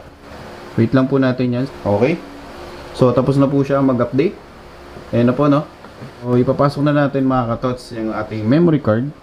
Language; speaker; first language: Filipino; native; Filipino